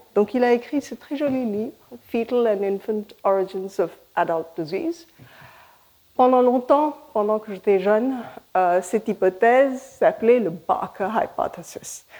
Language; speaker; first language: French; non-native, fluent; Hindi